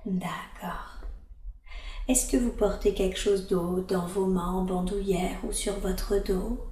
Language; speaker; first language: French; native; French